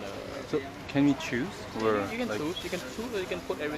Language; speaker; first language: English; non-native, learner; Korean